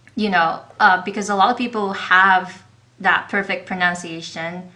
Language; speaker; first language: English; non-native, fluent; Chinese